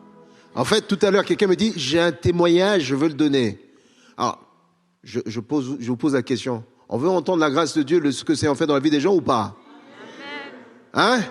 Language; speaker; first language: French; native; French